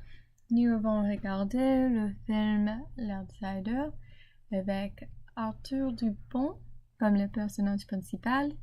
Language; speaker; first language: French; non-native, learner; English